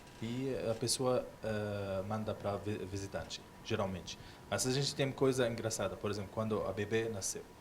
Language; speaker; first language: Portuguese; non-native, learner; Arabic